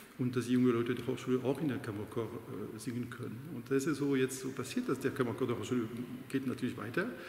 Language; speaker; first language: German; non-native, fluent; French